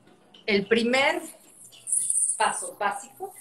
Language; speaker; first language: Spanish; native; Spanish